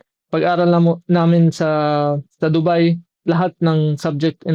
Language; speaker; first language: Filipino; non-native, fluent; Arabic